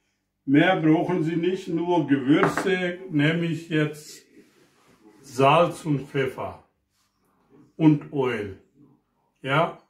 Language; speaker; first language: German; non-native, learner; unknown